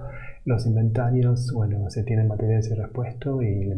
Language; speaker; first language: Spanish; native; Spanish